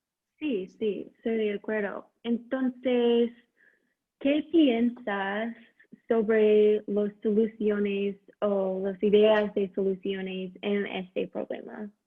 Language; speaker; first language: Spanish; non-native, learner; English